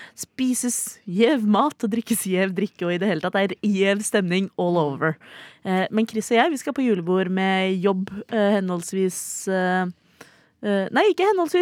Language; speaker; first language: Norwegian; native; Norwegian